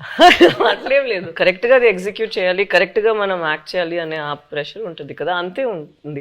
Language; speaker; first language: Telugu; non-native, fluent; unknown